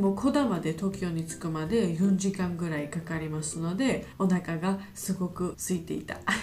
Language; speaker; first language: Japanese; non-native, learner; Georgian